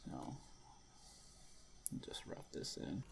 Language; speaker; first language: English; native; English